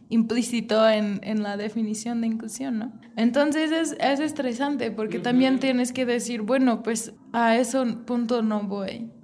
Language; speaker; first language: Spanish; non-native, fluent; English